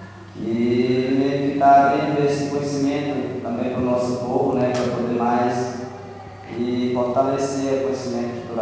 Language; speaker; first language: Portuguese; non-native, local second language; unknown